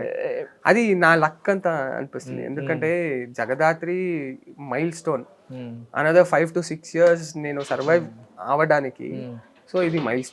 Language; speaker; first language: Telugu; non-native, learner; Kannada